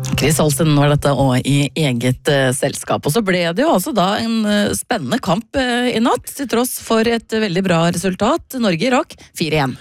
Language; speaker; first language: Norwegian; native; Norwegian